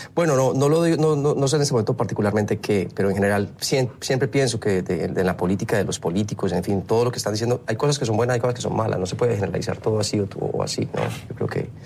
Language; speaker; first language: Spanish; native; Spanish